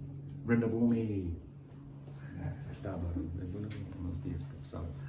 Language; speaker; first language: Spanish; non-native, learner; English